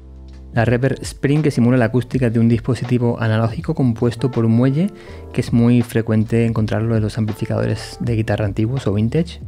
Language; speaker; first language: Spanish; native; Spanish